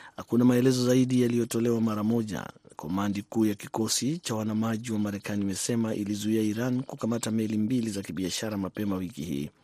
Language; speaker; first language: Swahili; non-native, local second language; Kikuyu